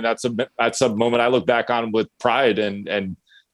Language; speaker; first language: English; native; English